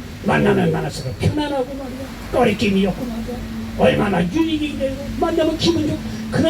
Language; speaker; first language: Korean; native; Korean